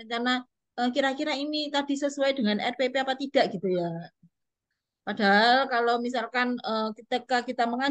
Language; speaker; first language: Indonesian; native; Indonesian